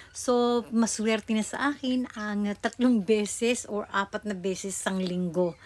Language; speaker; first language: Filipino; non-native, local second language; Cebuano